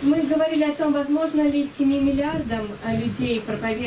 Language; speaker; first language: Russian; native; Russian